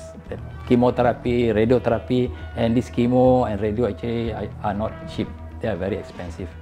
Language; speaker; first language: English; non-native, local second language; Malay